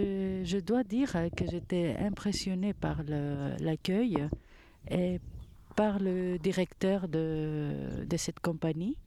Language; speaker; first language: French; non-native, fluent; Greek